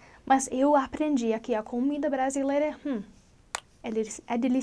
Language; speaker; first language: Portuguese; non-native, learner; English